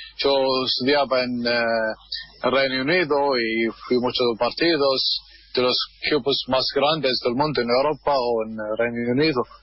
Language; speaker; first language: Spanish; non-native, learner; Arabic